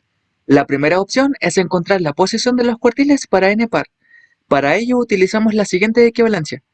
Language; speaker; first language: Spanish; native; Spanish